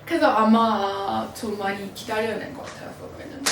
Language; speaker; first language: Korean; non-native, fluent; English